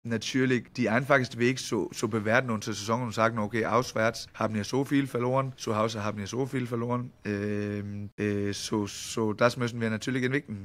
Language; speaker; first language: German; non-native, fluent; Danish